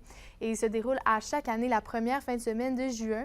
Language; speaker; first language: French; native; French